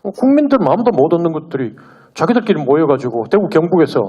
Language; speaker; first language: Korean; native; Korean